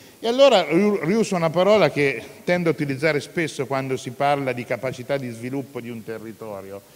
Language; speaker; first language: Italian; native; Italian